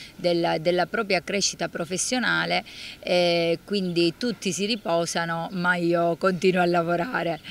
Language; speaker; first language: Italian; native; Italian